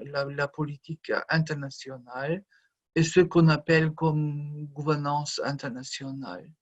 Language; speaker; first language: French; non-native, fluent; German